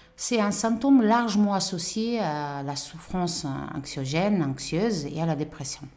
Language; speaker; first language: French; non-native, fluent; Portuguese